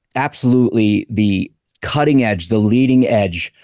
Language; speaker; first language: English; native; English